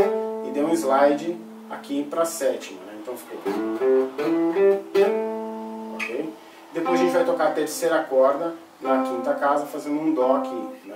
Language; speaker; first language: Portuguese; native; Portuguese